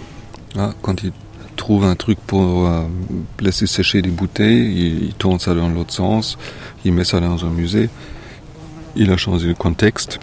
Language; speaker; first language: French; non-native, fluent; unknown